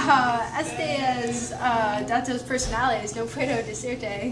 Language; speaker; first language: Spanish; non-native, learner; English